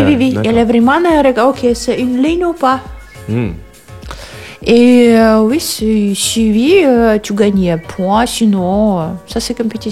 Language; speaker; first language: French; non-native, learner; Russian